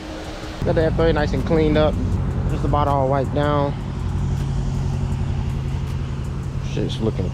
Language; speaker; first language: English; native; English